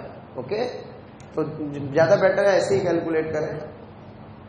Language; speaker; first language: Hindi; native; Hindi